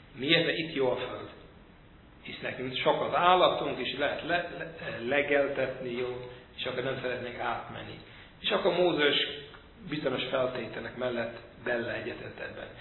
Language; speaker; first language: Hungarian; non-native, fluent; English